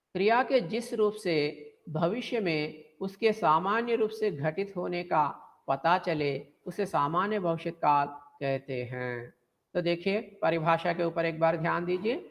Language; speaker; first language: Hindi; non-native, local second language; Telugu